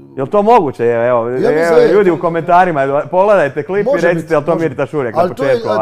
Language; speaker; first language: Croatian; native; Croatian